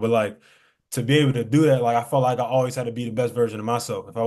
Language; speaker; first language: English; native; English